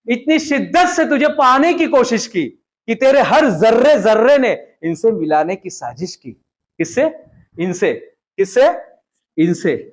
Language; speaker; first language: Hindi; non-native, local second language; Marathi